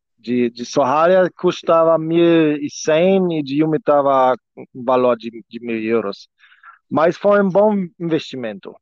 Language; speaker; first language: Portuguese; non-native, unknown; German